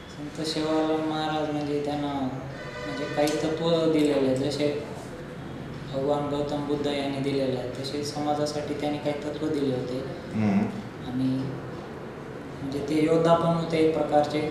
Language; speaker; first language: Marathi; non-native, local second language; Lambadi